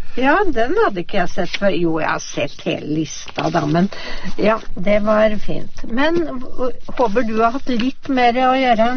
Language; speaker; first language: Norwegian; native; Norwegian